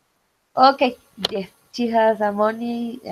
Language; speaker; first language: English; non-native, learner; Spanish